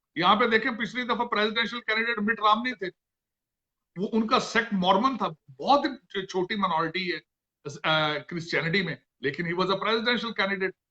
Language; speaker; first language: Urdu; non-native, local second language; Punjabi